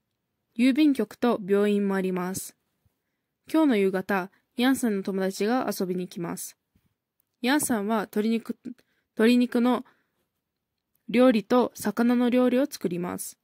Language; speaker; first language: Japanese; non-native, fluent; Kyrgyz